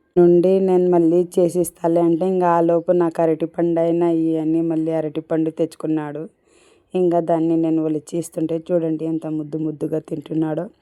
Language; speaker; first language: Telugu; non-native, local second language; Urdu